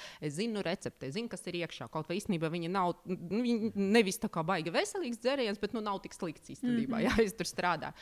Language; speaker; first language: Latvian; non-native, local second language; Russian